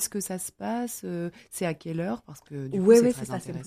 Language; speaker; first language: French; native; French